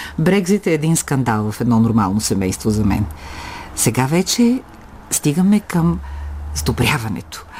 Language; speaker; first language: Bulgarian; native; Bulgarian